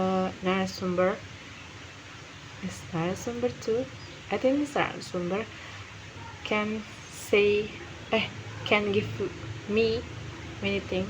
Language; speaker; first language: English; non-native, learner; Indonesian